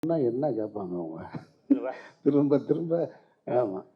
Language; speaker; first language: Tamil; native; Tamil